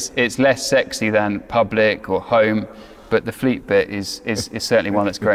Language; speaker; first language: English; native; English